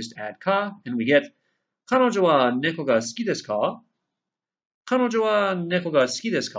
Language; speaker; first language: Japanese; non-native, fluent; English